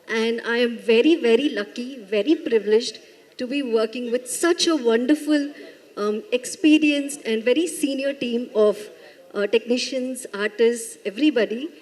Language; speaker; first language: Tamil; non-native, learner; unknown